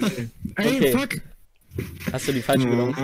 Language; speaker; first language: German; native; German